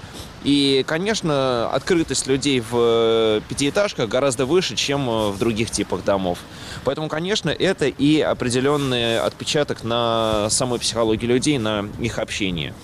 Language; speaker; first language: Russian; native; Russian